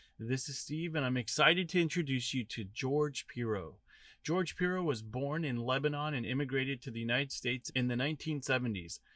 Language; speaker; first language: English; native; English